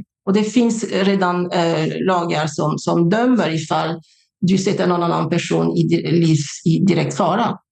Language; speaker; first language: Swedish; non-native, fluent; French